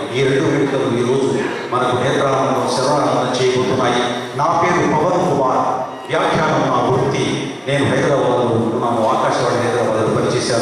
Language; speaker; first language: Telugu; native; Telugu